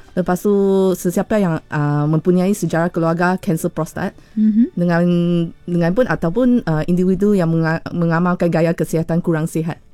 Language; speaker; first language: Malay; non-native, local second language; Chinese